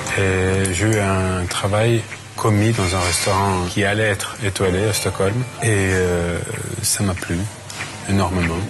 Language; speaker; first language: French; non-native, fluent; Swedish